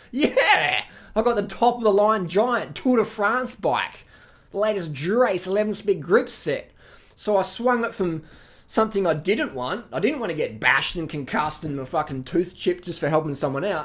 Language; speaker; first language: English; native; English